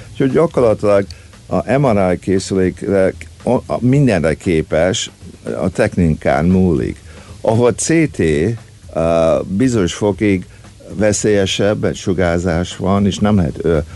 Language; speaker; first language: Hungarian; early bilingual, heritage; Hungarian